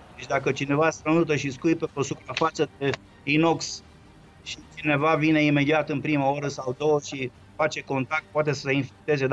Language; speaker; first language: Romanian; native; Romanian